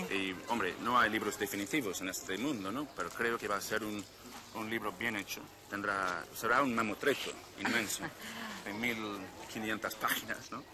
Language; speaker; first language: Spanish; non-native, fluent; English